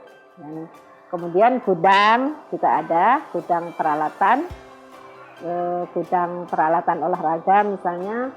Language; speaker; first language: Indonesian; native; Indonesian